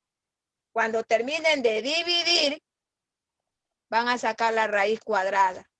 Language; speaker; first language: Spanish; native; Spanish